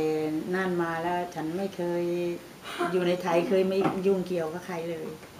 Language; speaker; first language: Thai; native; Thai